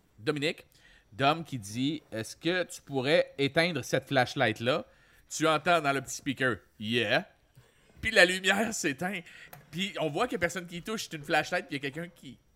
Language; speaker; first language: French; native; French